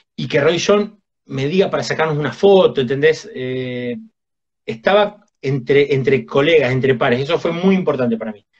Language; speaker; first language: Spanish; native; Spanish